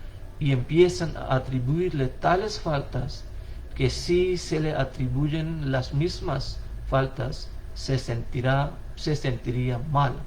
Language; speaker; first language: Spanish; non-native, fluent; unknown